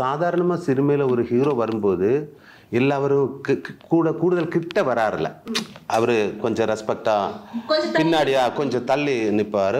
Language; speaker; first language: Tamil; non-native, learner; Malayalam